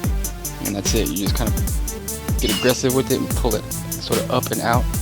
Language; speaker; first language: English; native; English